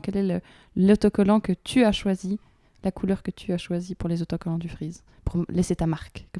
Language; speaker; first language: French; native; French